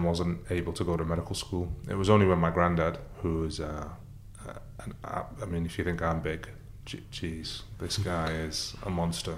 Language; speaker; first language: English; early bilingual, other home language; Arabic